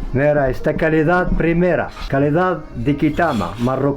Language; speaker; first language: Spanish; non-native, learner; Arabic